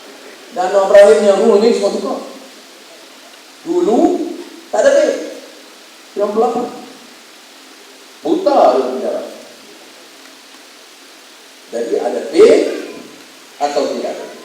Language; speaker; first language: Malay; native; Malay